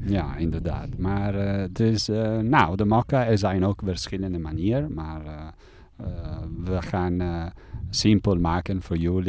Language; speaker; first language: Dutch; non-native, fluent; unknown